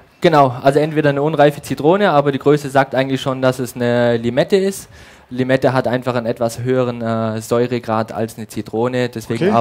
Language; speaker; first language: German; native; German